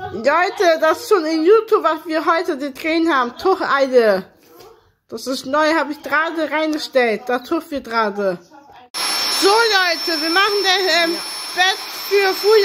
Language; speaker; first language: German; early bilingual, other home language; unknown